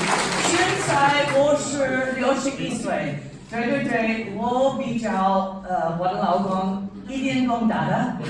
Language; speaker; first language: Chinese; non-native, learner; English